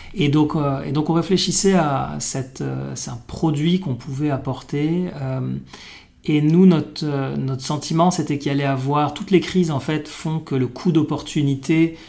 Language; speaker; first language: French; non-native, local second language; Arabic